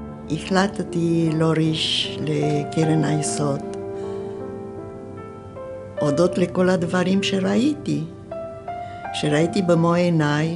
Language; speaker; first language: Hebrew; non-native, fluent; Romanian